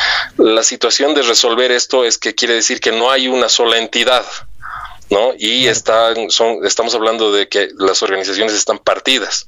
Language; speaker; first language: Spanish; native; Spanish